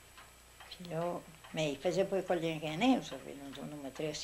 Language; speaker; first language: French; native; French